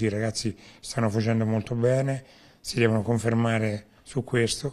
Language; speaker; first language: Italian; native; Italian